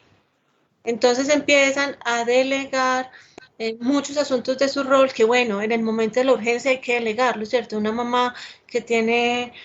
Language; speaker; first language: Spanish; native; Spanish